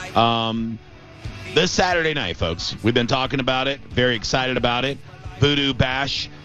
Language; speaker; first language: English; native; English